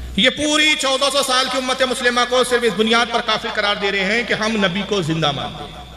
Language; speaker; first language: Urdu; native; Urdu